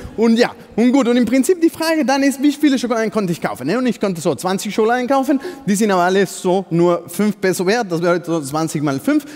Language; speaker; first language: German; non-native, fluent; Spanish